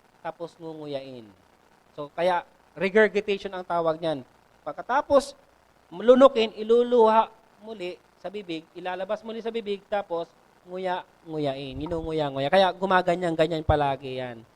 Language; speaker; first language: Filipino; non-native, local second language; Bikol